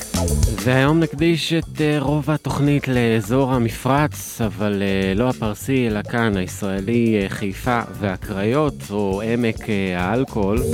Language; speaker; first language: Hebrew; native; Hebrew